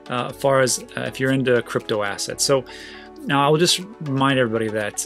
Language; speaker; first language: English; native; English